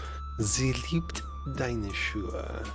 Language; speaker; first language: German; non-native, learner; English